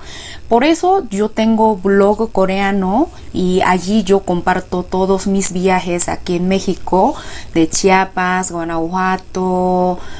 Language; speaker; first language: Spanish; non-native, fluent; Korean